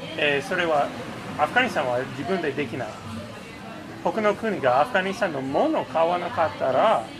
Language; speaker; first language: Japanese; non-native, fluent; English